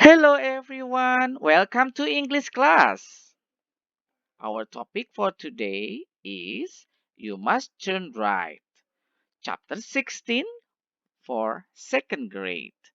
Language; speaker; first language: English; non-native, learner; Indonesian